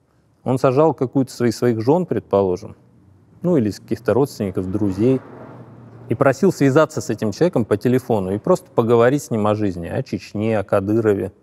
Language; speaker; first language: Russian; native; Russian